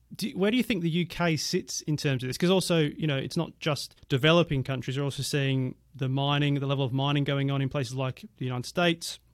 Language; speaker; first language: English; native; English